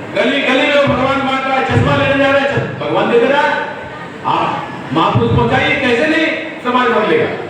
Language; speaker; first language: Hindi; native; Hindi